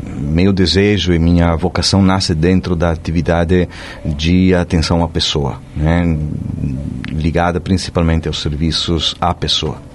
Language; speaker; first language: Portuguese; non-native, fluent; Italian